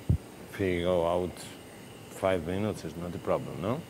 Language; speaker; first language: English; non-native, learner; Italian